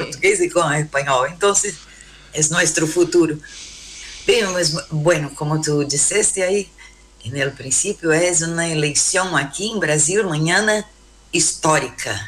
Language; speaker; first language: Spanish; non-native, learner; Portuguese